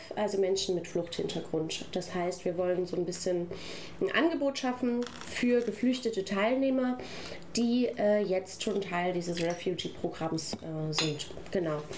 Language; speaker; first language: German; native; German